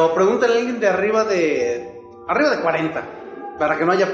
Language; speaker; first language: Spanish; native; Spanish